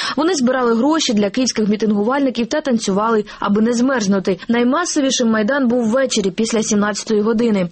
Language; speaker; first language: Ukrainian; native; Ukrainian